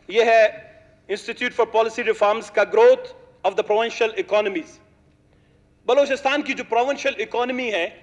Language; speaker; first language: Urdu; non-native, local second language; Baluchi